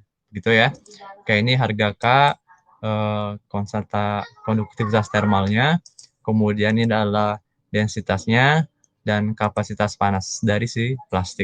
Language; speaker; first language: Indonesian; native; Indonesian